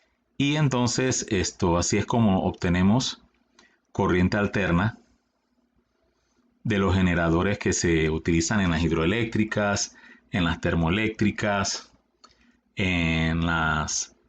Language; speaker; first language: Spanish; native; Spanish